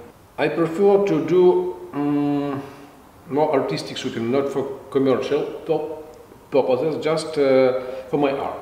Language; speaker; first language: English; non-native, fluent; Russian